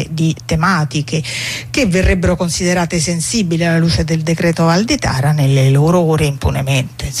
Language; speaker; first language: Italian; native; Italian